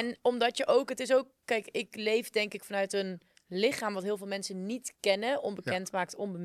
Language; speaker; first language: Dutch; native; Dutch